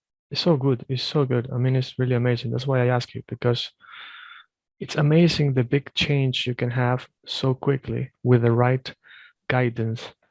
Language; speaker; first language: English; non-native, fluent; Swedish